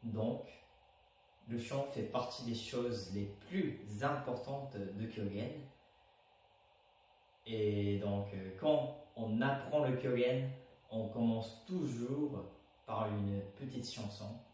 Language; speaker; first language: French; non-native, fluent; Japanese